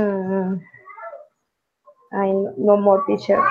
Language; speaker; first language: English; non-native, learner; Spanish